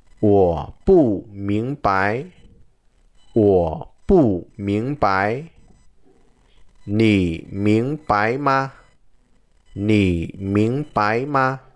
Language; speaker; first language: Chinese; non-native, fluent; Vietnamese